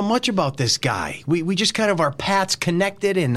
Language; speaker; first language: English; native; English